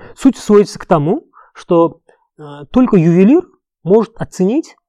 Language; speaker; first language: Russian; non-native, local second language; Uzbek